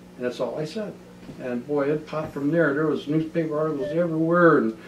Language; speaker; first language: English; native; English